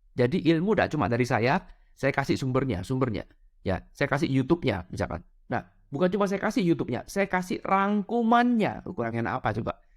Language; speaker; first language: Indonesian; non-native, local second language; Madurese